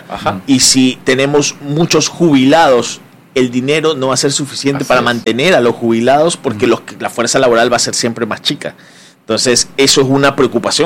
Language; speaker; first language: Spanish; native; Spanish